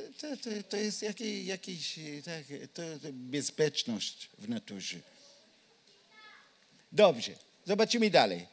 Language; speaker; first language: Polish; non-native, learner; Hebrew